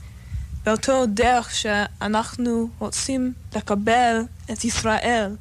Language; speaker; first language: Hebrew; non-native, fluent; English